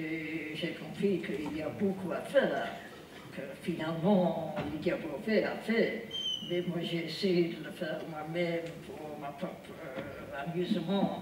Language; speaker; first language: French; non-native, fluent; English